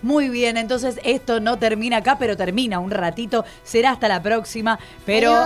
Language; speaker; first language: Spanish; native; Spanish